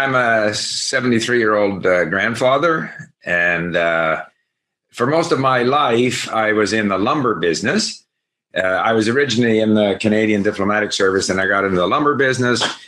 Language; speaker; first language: English; native; English